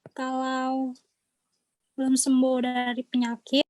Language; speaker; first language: Indonesian; native; Indonesian